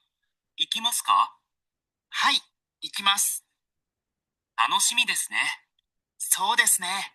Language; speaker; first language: Japanese; non-native, learner; Sinhala